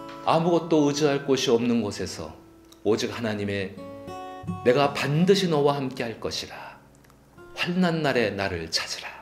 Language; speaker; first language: Korean; native; Korean